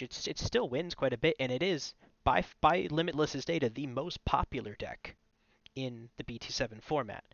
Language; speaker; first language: English; native; English